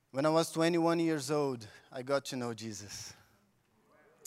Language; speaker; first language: English; non-native, fluent; Portuguese